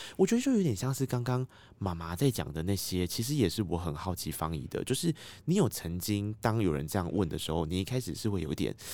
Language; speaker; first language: Chinese; native; Chinese